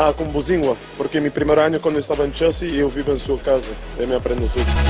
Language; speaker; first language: Portuguese; non-native, learner; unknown